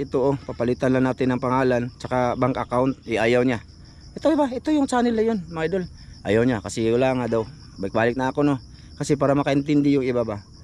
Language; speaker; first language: Filipino; non-native, local second language; Cebuano